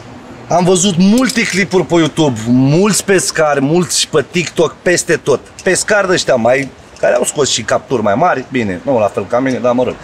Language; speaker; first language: Romanian; native; Romanian